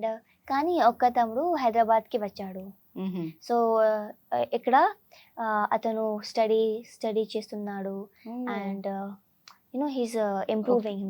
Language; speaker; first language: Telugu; non-native, learner; Hindi